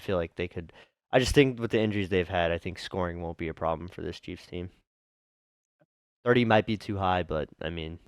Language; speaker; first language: English; native; English